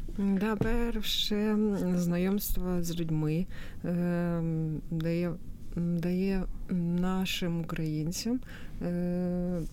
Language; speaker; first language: Ukrainian; native; Ukrainian